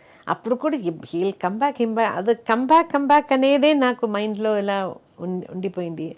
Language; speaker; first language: Telugu; non-native, local second language; Malayalam